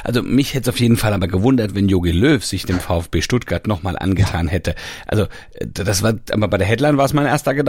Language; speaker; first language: German; native; German